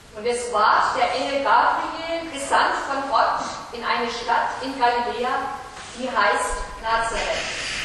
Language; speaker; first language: German; native; German